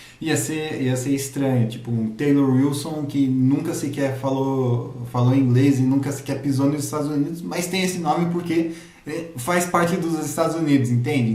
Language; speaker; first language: Portuguese; native; Portuguese